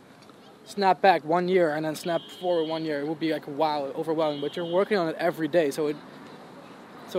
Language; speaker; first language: English; non-native, fluent; Dutch